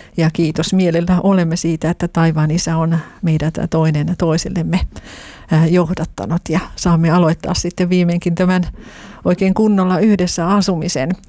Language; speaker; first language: Finnish; native; Finnish